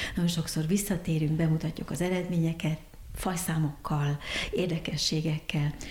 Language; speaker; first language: Hungarian; early bilingual, heritage; Hungarian